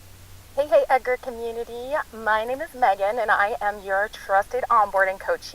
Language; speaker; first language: English; native; English